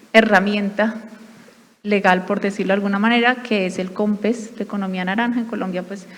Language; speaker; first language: Spanish; native; Spanish